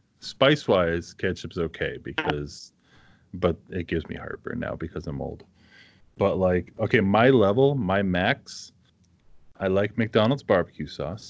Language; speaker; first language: English; native; English